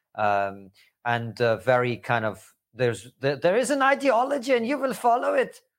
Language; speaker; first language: English; early bilingual, other home language; Russian